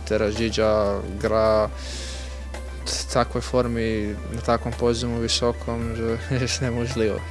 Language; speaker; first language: Polish; non-native, learner; Croatian